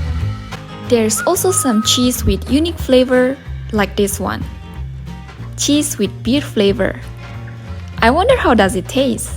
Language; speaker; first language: English; non-native, fluent; Indonesian